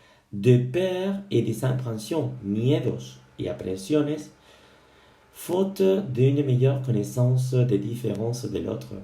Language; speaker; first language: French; non-native, fluent; Spanish